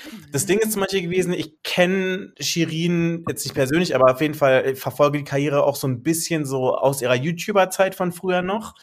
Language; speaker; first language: German; native; German